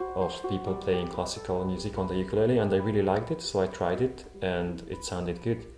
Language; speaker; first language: English; non-native, fluent; Hungarian